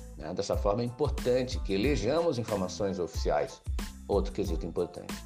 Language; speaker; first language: Portuguese; native; Portuguese